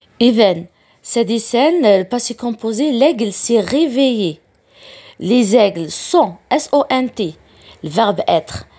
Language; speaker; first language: French; non-native, local second language; Arabic